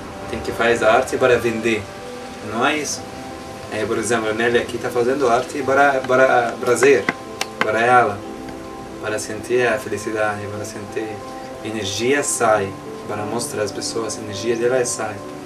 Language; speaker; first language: Portuguese; non-native, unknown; Arabic